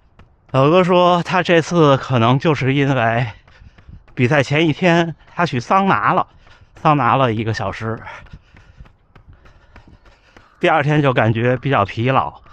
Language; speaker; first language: Chinese; native; Chinese